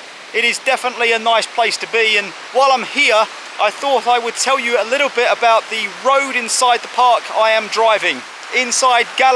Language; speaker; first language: English; native; English